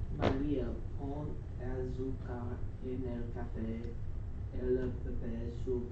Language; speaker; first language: Spanish; non-native, learner; English